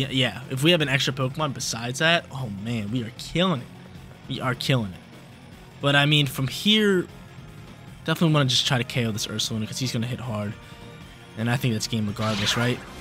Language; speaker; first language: English; native; English